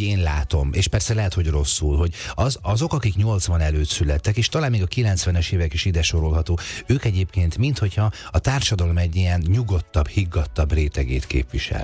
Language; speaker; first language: Hungarian; native; Hungarian